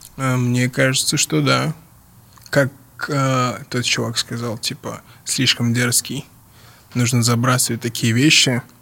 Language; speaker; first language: Russian; early bilingual, other home language; English